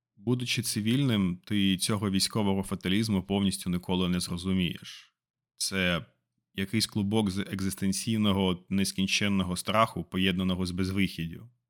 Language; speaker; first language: Ukrainian; non-native, local second language; Russian